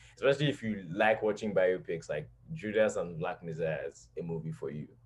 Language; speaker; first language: English; non-native, local second language; Yoruba